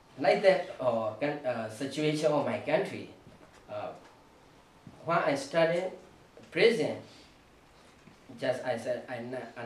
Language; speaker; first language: English; non-native, learner; Burmese